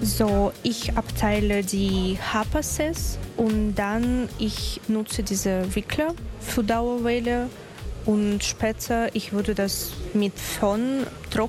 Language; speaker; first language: German; non-native, learner; Russian